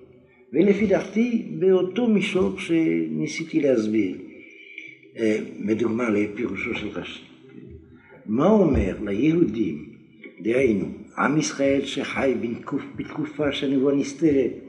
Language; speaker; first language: Hebrew; non-native, fluent; French